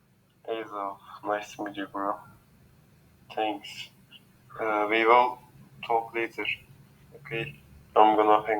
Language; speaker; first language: English; non-native, learner; Turkish